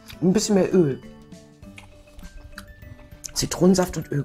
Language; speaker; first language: German; native; German